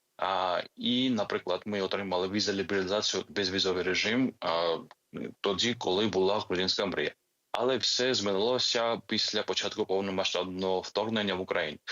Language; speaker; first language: Ukrainian; non-native, fluent; Georgian